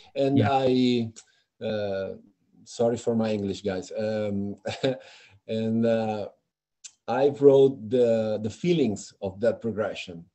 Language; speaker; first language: English; native; English